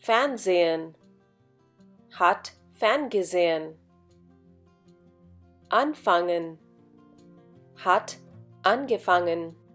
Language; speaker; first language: German; non-native, fluent; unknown